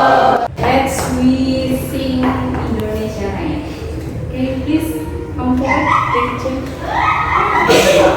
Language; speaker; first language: English; non-native, learner; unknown